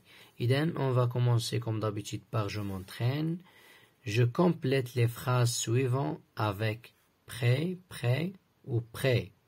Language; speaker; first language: French; non-native, local second language; Arabic